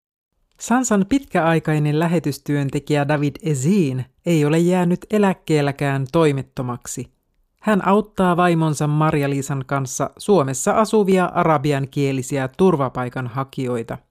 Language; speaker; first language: Finnish; native; Finnish